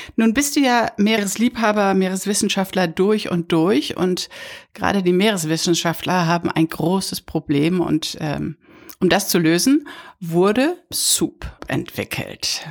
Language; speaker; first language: German; native; German